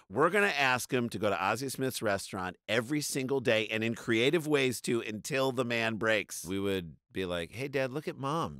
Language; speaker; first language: English; native; English